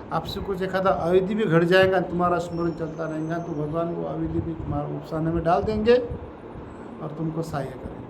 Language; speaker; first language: Hindi; non-native, local second language; Marathi